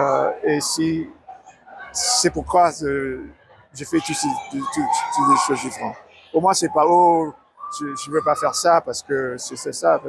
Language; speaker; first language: French; non-native, learner; English